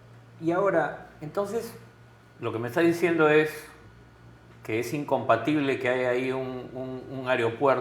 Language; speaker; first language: Spanish; native; Spanish